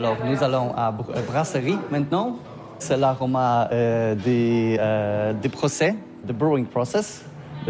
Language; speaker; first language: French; non-native, learner; Polish